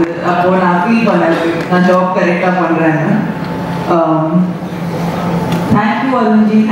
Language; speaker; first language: Tamil; non-native, fluent; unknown